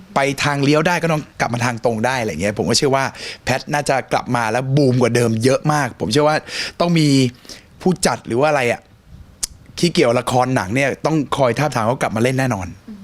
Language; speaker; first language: Thai; early bilingual, heritage; Thai